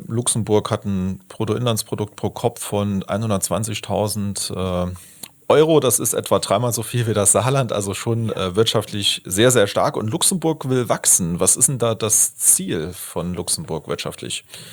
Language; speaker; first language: German; native; German